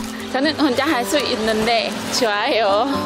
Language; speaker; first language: Korean; non-native, learner; Thai